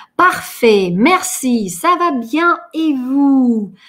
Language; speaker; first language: French; non-native, fluent; Russian